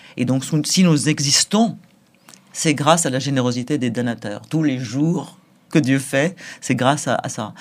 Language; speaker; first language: French; native; French